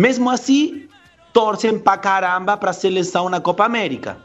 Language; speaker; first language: Portuguese; non-native, fluent; Spanish